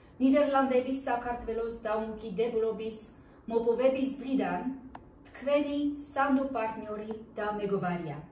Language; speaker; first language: Georgian; non-native, learner; Dutch